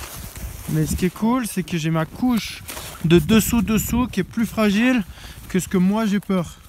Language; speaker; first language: French; native; French